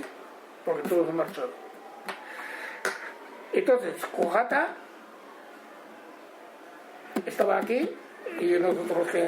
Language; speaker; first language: Spanish; non-native, learner; Japanese